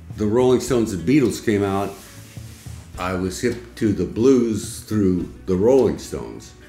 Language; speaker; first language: English; native; English